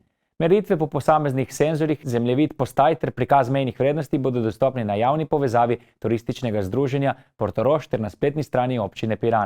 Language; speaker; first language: Slovenian; native; Slovenian